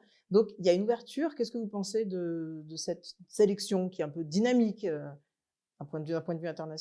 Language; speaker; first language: French; native; French